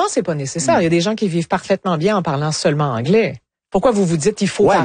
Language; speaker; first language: French; native; French